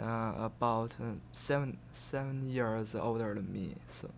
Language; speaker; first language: English; non-native, learner; Chinese